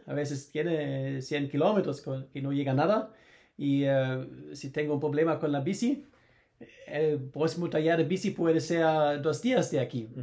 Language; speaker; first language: Spanish; non-native, learner; German